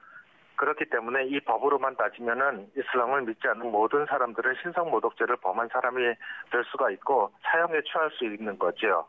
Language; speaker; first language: Korean; native; Korean